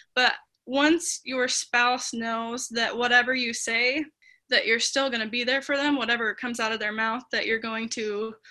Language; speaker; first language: English; native; English